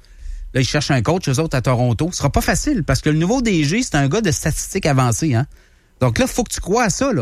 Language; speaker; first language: French; native; French